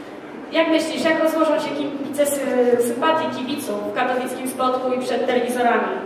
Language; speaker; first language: Polish; native; Polish